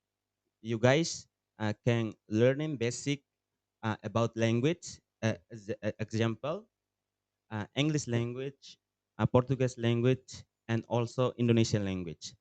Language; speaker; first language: English; non-native, learner; Tetum